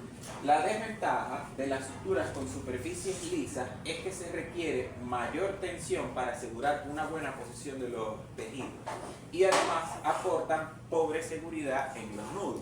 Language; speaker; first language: Spanish; native; Spanish